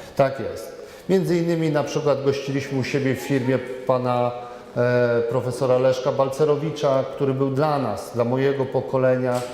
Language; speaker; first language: Polish; native; Polish